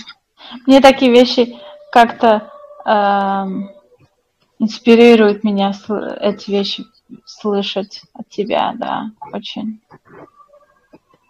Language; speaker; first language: Russian; non-native, fluent; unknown